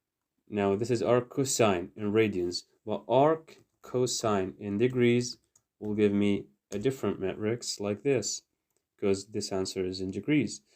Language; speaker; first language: English; non-native, fluent; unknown